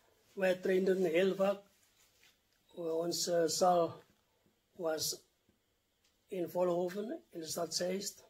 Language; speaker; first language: Dutch; non-native, fluent; Indonesian